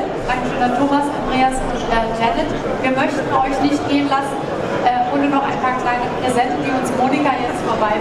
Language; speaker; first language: German; native; German